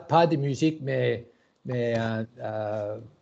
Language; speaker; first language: French; non-native, learner; English